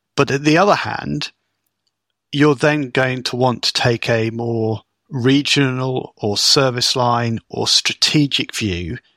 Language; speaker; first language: English; native; English